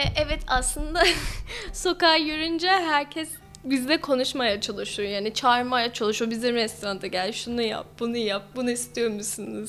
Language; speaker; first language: Turkish; non-native, fluent; English